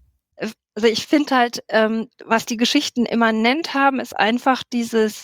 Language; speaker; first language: German; native; German